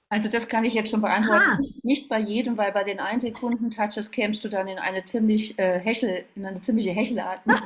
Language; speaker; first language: German; native; German